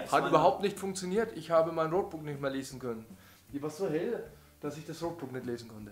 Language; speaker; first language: German; native; German